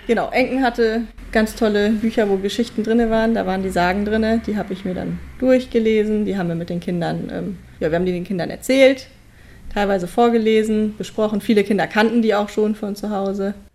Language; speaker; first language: German; native; German